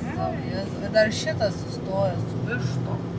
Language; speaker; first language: Lithuanian; native; Lithuanian